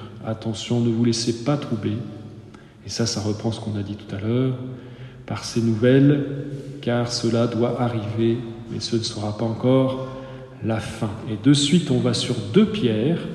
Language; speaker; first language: French; native; French